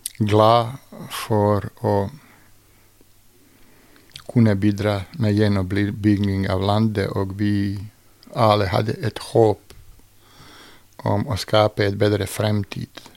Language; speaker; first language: Norwegian; non-native, fluent; Bosnian